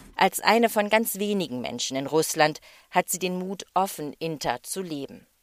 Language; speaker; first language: German; native; German